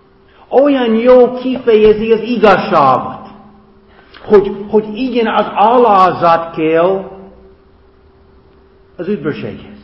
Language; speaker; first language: Hungarian; non-native, fluent; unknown